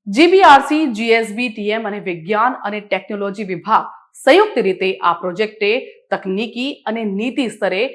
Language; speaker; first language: Gujarati; native; Gujarati